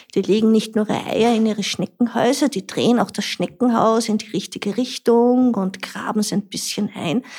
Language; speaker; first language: German; native; German